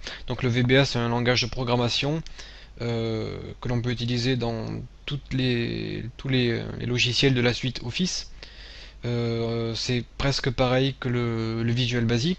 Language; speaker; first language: French; native; French